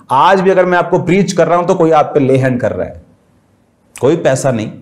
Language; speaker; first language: Hindi; native; Hindi